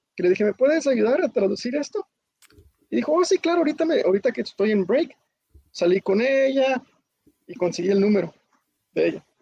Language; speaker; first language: Spanish; early bilingual, heritage; Spanish